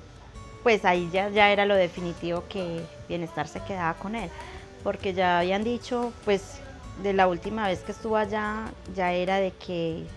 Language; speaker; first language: Spanish; native; Spanish